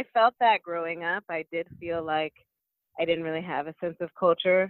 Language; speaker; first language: English; native; English